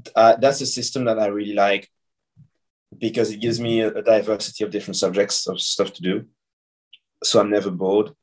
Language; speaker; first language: English; non-native, fluent; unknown